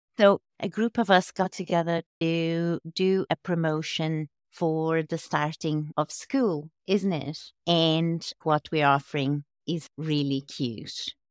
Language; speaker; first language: English; non-native, fluent; Portuguese